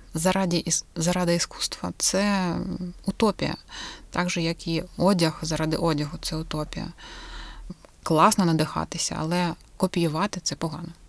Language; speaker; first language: Ukrainian; non-native, local second language; Russian